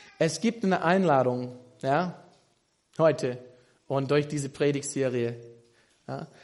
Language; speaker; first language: German; non-native, fluent; English